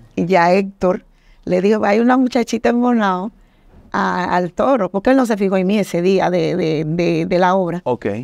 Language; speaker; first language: Spanish; native; Spanish